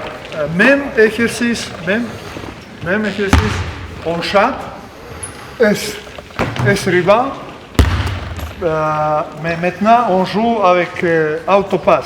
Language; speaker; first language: French; non-native, learner; Serbian